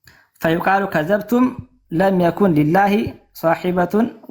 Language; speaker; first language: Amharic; native; Amharic